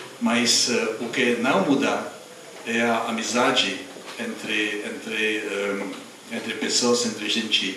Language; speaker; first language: Portuguese; non-native, fluent; Czech